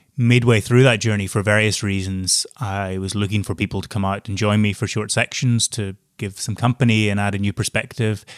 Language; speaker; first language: English; native; English